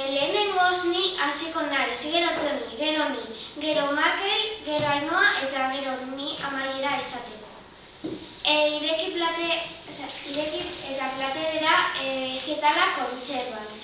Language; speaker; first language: Basque; non-native, local second language; Spanish